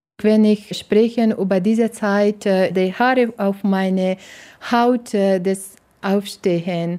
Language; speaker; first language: German; non-native, learner; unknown